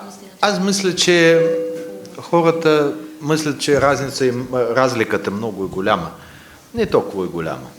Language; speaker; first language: Bulgarian; non-native, fluent; Russian